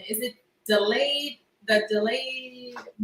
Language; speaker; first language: English; native; English